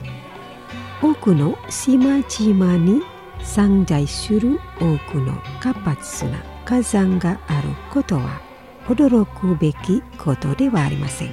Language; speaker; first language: Japanese; non-native, fluent; Indonesian